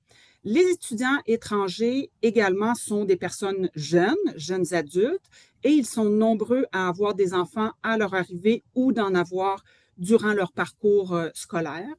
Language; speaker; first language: French; native; French